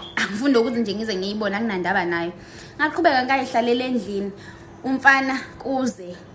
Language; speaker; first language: Zulu; native; Zulu